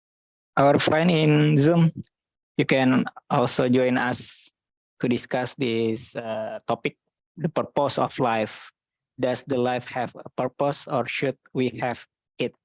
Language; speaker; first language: English; non-native, learner; Indonesian